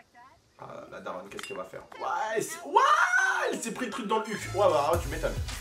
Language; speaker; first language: French; native; French